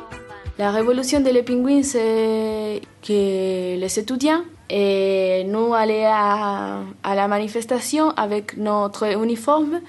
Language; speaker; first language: French; non-native, learner; Spanish